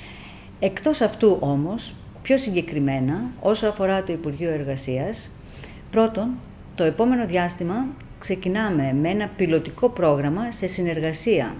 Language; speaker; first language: Greek; native; Greek